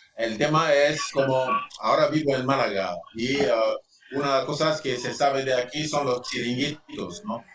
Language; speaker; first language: Spanish; non-native, fluent; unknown